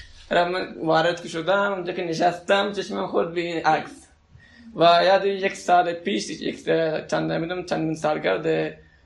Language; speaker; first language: Persian; non-native, local second language; Baluchi